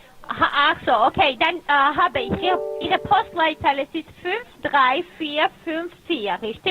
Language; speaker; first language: German; non-native, fluent; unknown